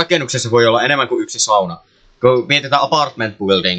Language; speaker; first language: Finnish; native; Finnish